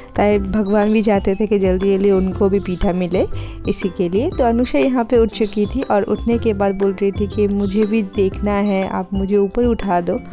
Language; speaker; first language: Hindi; non-native, local second language; Bangla